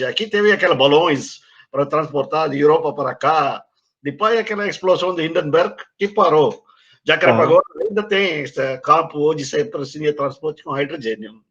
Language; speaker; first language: Portuguese; non-native, fluent; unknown